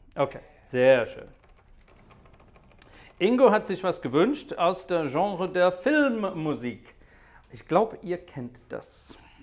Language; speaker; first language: German; non-native, fluent; English